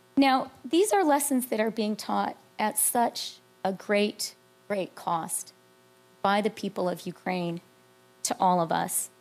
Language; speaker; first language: English; native; English